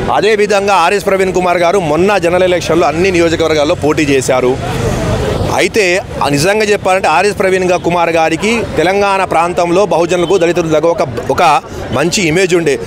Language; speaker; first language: Telugu; non-native, local second language; Urdu